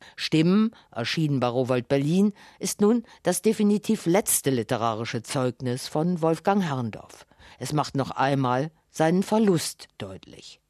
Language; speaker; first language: German; native; German